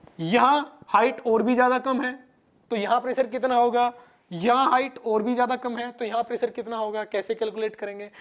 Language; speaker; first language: Hindi; non-native, local second language; Gujarati